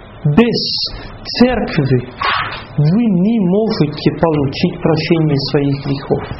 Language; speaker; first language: Russian; non-native, fluent; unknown